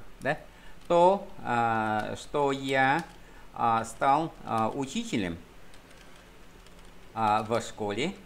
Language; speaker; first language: Russian; non-native, fluent; Vietnamese